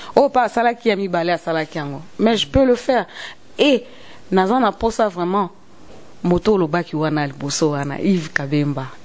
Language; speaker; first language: French; non-native, local second language; Lingala